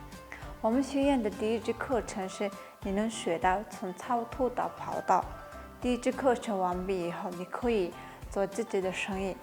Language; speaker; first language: Chinese; non-native, fluent; Mongolian